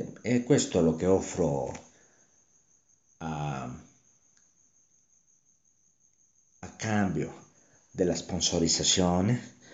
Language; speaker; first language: Italian; non-native, learner; Spanish